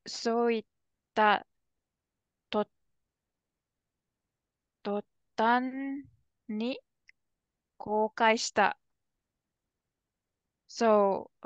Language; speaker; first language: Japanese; non-native, learner; English